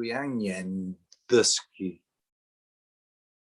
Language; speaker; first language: Welsh; non-native, learner; English